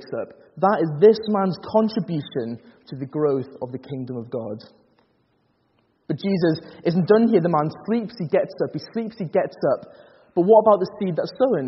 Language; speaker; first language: English; native; English